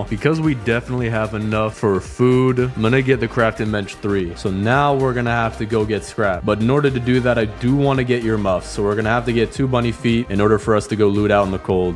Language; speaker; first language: English; native; English